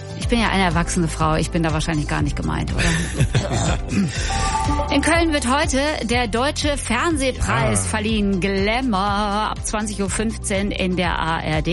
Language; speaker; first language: German; native; German